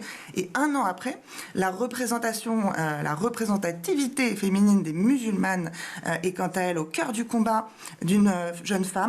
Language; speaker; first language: French; native; French